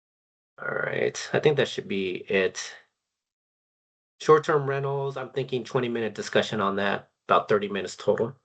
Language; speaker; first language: English; native; English